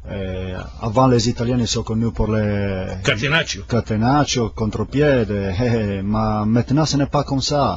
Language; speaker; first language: French; non-native, fluent; Italian